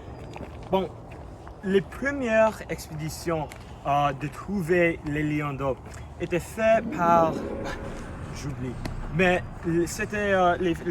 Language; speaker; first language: French; non-native, learner; English